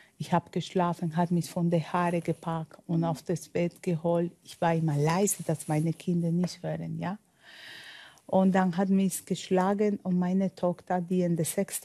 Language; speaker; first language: German; non-native, learner; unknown